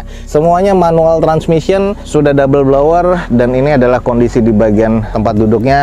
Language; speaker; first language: Indonesian; native; Indonesian